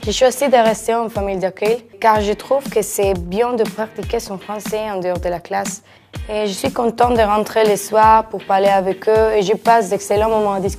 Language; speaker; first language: French; non-native, fluent; Spanish